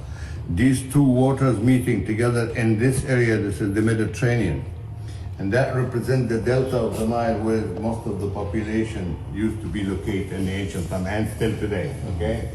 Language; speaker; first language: English; non-native, fluent; Arabic